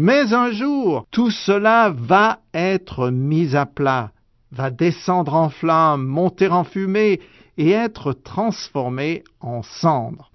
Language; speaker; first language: French; native; French